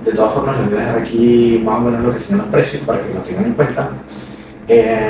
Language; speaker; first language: Spanish; native; Spanish